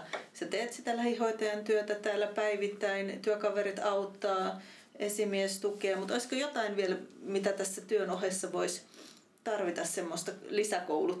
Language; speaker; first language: Finnish; native; Finnish